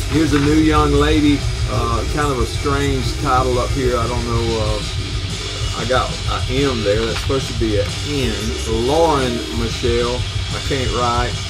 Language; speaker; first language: English; native; English